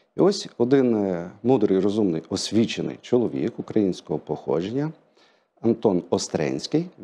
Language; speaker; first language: Ukrainian; native; Ukrainian